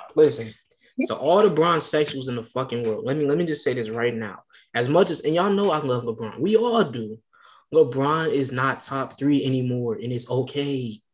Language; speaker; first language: English; native; English